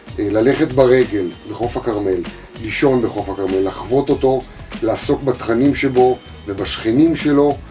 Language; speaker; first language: Hebrew; native; Hebrew